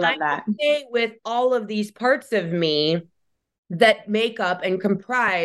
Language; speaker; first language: English; native; English